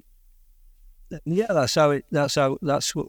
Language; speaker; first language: English; native; English